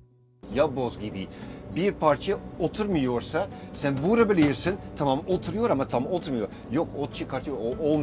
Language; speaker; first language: Turkish; non-native, fluent; Dutch